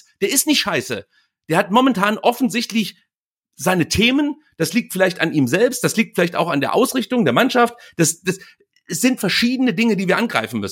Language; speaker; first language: German; native; German